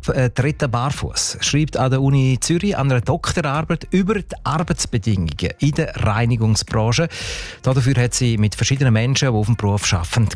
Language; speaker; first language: German; native; German